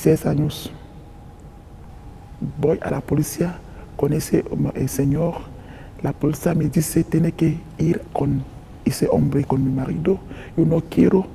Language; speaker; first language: Spanish; non-native, learner; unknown